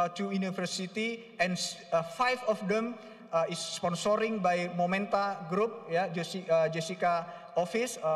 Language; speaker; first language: English; non-native, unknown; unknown